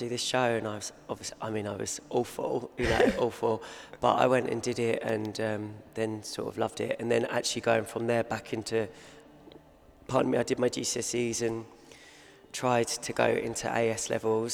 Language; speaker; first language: English; native; English